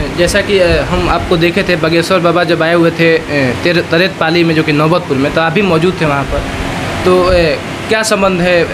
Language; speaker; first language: Hindi; native; Hindi